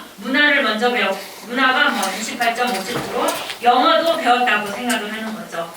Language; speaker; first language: Korean; native; Korean